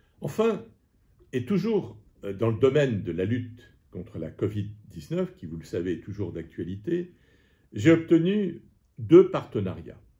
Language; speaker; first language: French; native; French